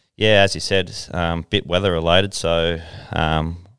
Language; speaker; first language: English; native; English